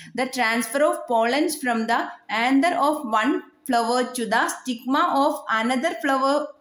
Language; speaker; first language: English; non-native, local second language; Malayalam